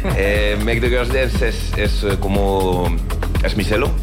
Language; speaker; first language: Spanish; non-native, learner; French